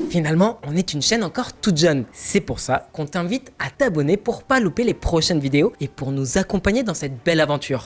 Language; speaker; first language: French; native; French